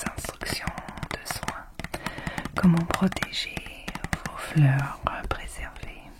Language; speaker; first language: French; non-native, fluent; English